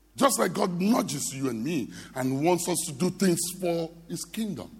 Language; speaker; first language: English; non-native, local second language; Yoruba